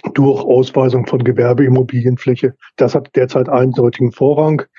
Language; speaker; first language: German; native; German